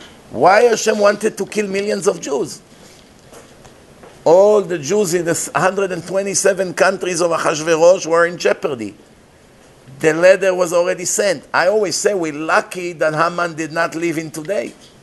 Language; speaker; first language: English; non-native, fluent; Hebrew